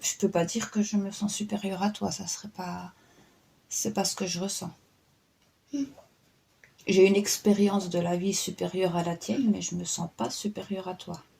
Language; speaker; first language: French; native; French